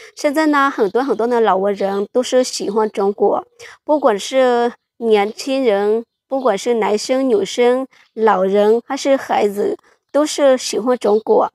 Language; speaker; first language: Chinese; non-native, fluent; Hmong